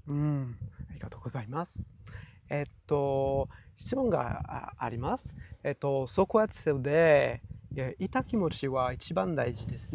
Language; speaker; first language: Japanese; non-native, learner; French